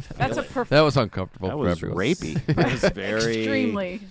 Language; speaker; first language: English; native; English